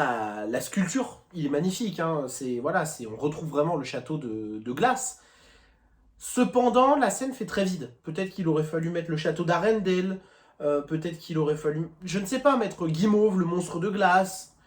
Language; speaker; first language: French; native; French